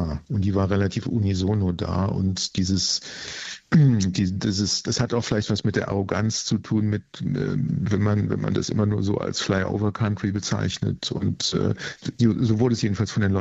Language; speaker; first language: German; native; German